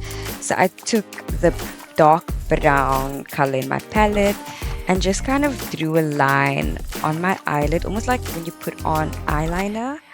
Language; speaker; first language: English; native; English